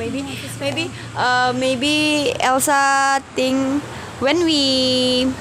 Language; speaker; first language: English; non-native, learner; Indonesian